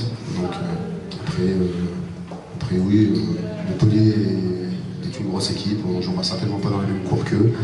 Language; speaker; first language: French; native; French